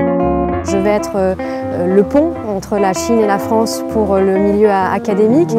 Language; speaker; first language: French; native; French